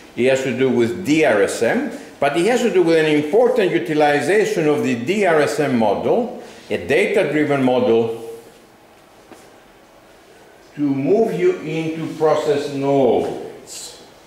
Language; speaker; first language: English; non-native, fluent; Greek